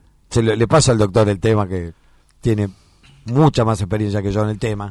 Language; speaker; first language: Spanish; native; Spanish